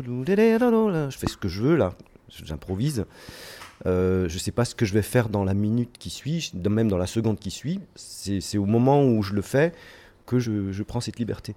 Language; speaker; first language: French; native; French